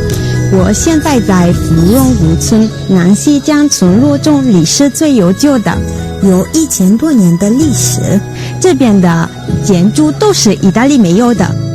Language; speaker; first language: Chinese; non-native, fluent; Italian